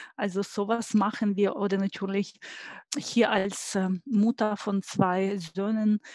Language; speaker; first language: German; non-native, fluent; Ukrainian